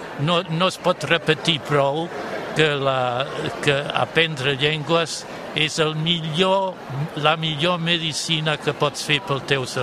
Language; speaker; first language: Catalan; non-native, fluent; German